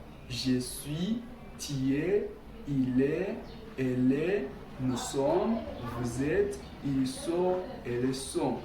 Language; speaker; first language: French; non-native, local second language; Kinyarwanda